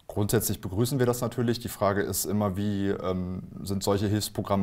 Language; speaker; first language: German; native; German